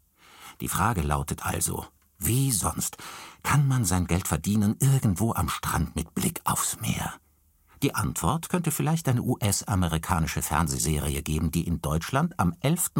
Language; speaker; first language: German; native; German